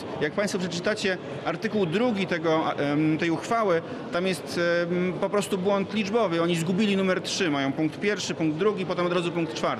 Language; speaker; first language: Polish; native; Polish